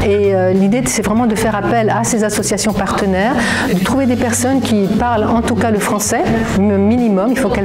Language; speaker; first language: French; native; French